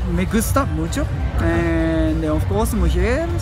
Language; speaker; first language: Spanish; non-native, learner; Japanese